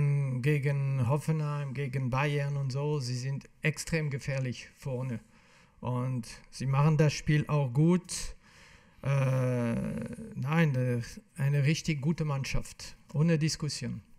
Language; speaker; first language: German; non-native, fluent; French